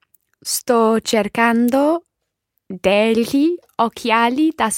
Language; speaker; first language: Italian; non-native, learner; English